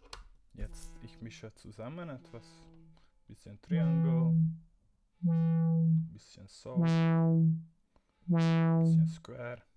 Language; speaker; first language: German; non-native, learner; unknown